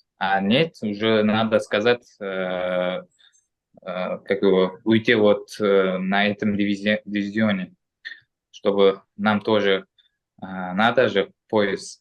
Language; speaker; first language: Russian; non-native, local second language; Uzbek